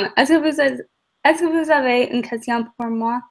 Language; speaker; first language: French; non-native, learner; English